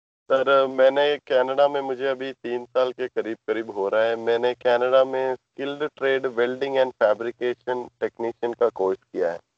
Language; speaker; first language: Hindi; non-native, local second language; Malayalam